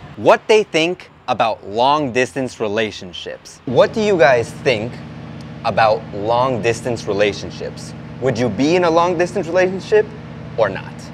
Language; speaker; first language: English; native; English